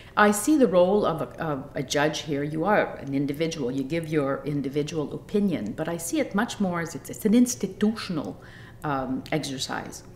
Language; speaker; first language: English; native; English